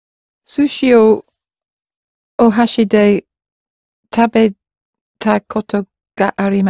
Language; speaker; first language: Japanese; non-native, learner; English